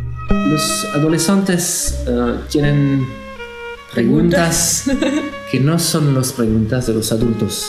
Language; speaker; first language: Spanish; non-native, learner; French